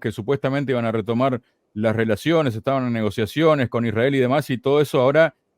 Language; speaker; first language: Spanish; native; Spanish